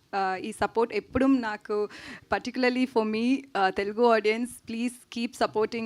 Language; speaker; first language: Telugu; non-native, learner; Tamil